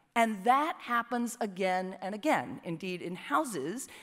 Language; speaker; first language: English; native; English